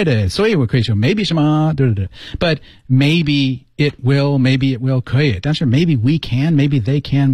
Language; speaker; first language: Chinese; non-native, fluent; English